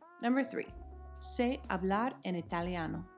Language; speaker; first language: Spanish; non-native, fluent; English